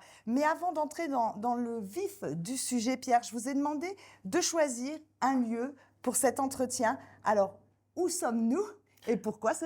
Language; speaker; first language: French; native; French